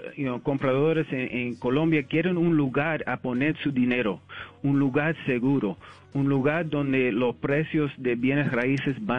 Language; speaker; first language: Spanish; early bilingual, heritage; English